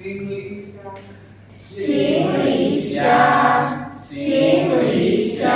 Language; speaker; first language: Chinese; non-native, learner; Indonesian